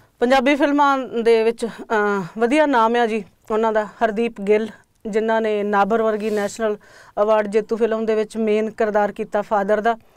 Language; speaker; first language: Punjabi; native; Punjabi